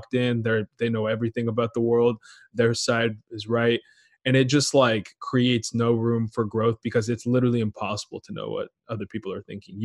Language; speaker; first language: English; native; English